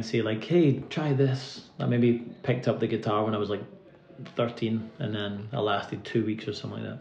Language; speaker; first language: English; native; English